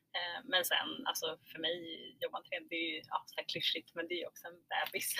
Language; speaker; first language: Swedish; early bilingual, other home language; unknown